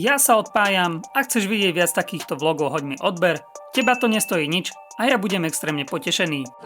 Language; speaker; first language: Slovak; native; Slovak